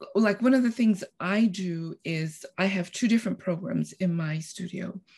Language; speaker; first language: English; non-native, fluent; Spanish